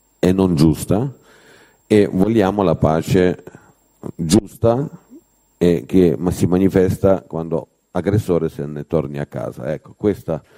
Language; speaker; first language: Italian; non-native, fluent; Ukrainian